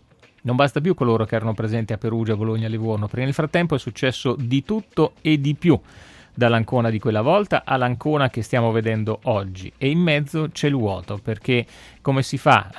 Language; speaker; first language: Italian; native; Italian